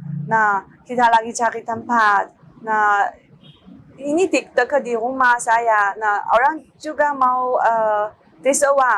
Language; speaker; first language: Indonesian; non-native, learner; Chinese